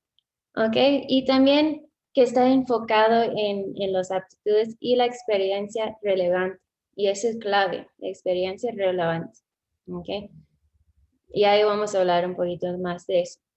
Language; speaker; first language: Spanish; non-native, fluent; English